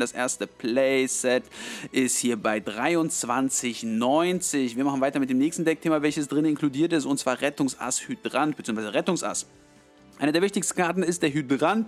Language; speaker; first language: German; native; German